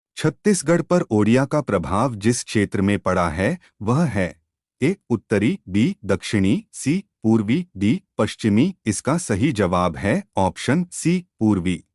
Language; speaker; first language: Hindi; native; Hindi